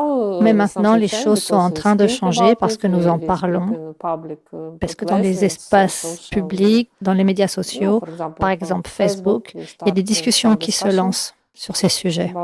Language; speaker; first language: French; non-native, fluent; Ukrainian